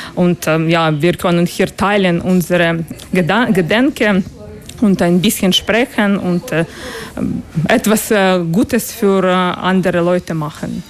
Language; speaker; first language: German; non-native, learner; Ukrainian